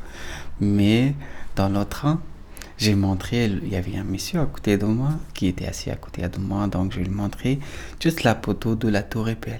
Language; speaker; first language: French; non-native, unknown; Pashto